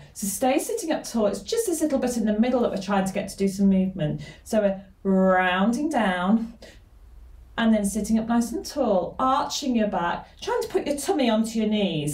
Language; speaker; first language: English; native; English